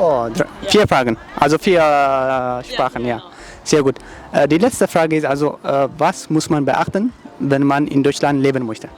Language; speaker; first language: German; non-native, learner; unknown